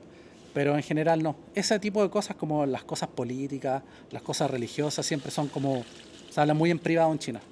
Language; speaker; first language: Spanish; native; Spanish